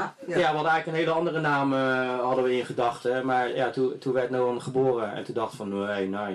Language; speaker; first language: Dutch; native; Dutch